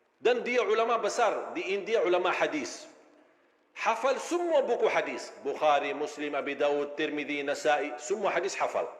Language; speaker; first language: Malay; non-native, fluent; Arabic